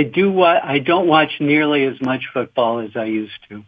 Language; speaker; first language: English; native; English